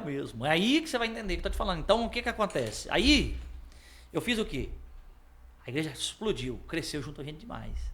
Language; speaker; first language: Portuguese; native; Portuguese